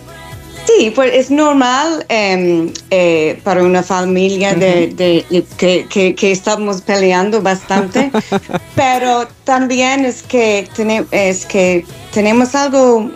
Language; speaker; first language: Spanish; non-native, learner; English